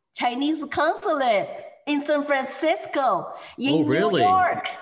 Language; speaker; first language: English; non-native, fluent; Chinese